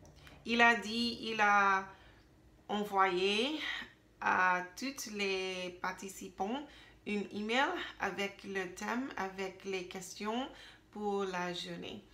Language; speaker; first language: French; non-native, learner; English